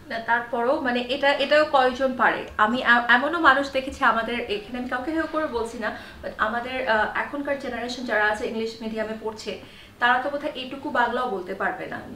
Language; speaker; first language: Bangla; native; Bangla